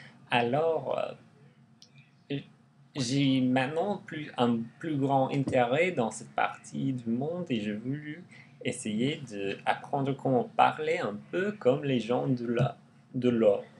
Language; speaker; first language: French; non-native, learner; English